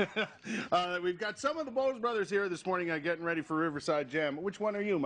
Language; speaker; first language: English; native; English